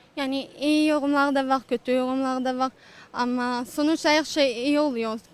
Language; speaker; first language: Turkish; non-native, fluent; Hebrew